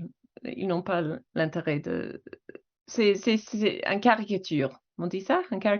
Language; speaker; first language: French; non-native, fluent; English